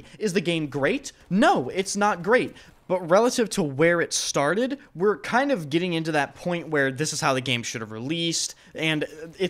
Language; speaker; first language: English; native; English